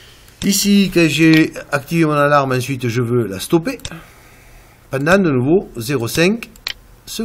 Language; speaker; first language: French; native; French